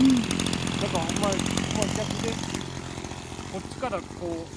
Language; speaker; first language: Japanese; native; Japanese